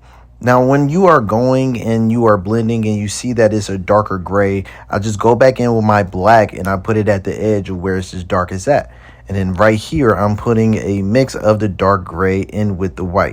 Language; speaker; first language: English; native; English